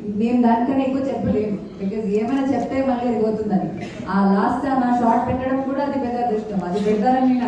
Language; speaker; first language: Telugu; non-native, fluent; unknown